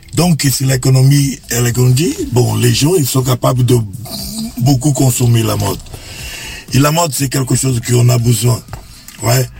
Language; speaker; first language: French; non-native, fluent; Portuguese